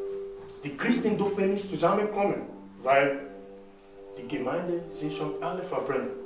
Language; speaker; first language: German; non-native, fluent; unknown